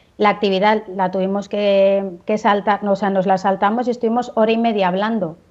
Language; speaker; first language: Spanish; native; Spanish